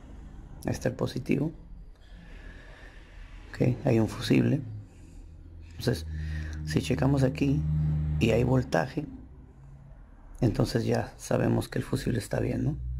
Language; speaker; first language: Spanish; native; Spanish